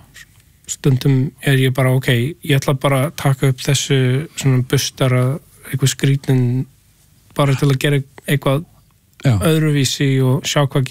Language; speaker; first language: Icelandic; non-native, learner; English